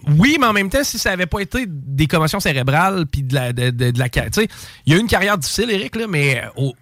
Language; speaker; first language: French; native; French